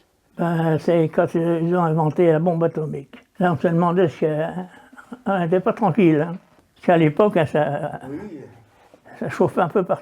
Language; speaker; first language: French; native; French